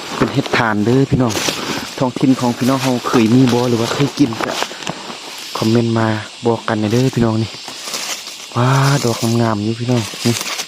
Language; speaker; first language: Lao; native; Lao